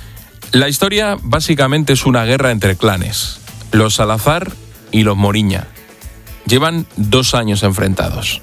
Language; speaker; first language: Spanish; native; Spanish